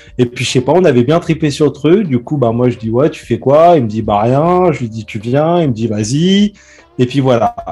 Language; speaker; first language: French; native; French